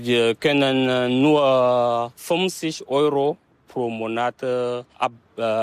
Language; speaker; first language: German; non-native, learner; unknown